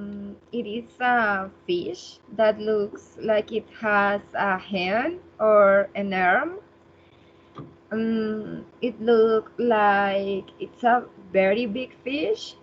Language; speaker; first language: English; non-native, learner; Spanish